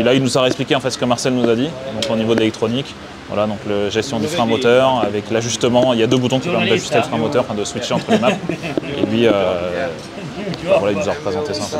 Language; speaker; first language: French; native; French